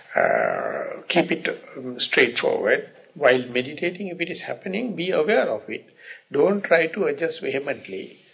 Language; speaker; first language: English; non-native, local second language; Sinhala